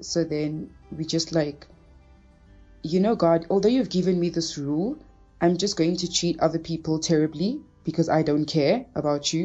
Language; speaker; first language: English; early bilingual, other home language; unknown